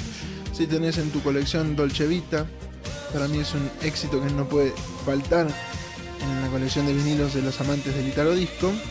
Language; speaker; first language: Spanish; native; Spanish